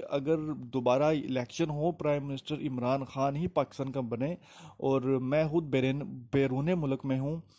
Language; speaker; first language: Urdu; native; Urdu